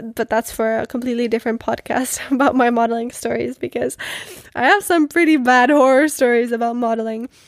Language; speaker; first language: English; non-native, fluent; Czech